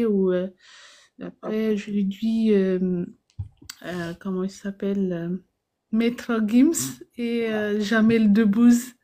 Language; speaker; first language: French; non-native, fluent; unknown